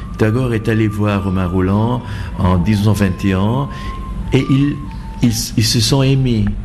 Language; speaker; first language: French; non-native, fluent; Bangla